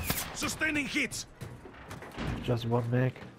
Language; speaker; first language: English; non-native, learner; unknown